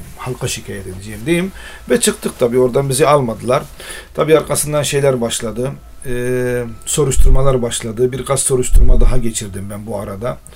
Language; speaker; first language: Turkish; non-native, local second language; Arabic